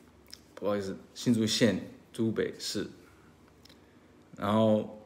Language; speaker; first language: Chinese; early bilingual, heritage; Chinese